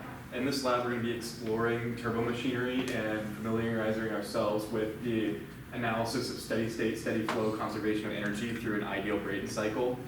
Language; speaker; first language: English; native; English